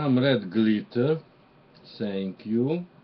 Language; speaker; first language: English; non-native, learner; Russian